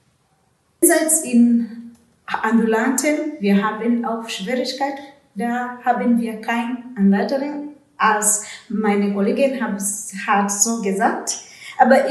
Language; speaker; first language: German; non-native, learner; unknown